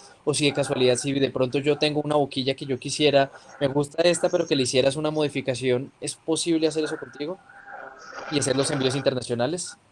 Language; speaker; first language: Spanish; native; Spanish